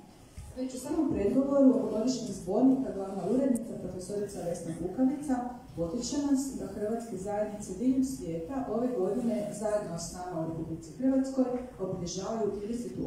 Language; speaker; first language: Croatian; native; Croatian